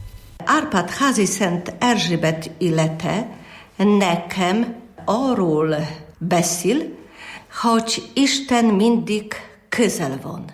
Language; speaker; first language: Hungarian; non-native, learner; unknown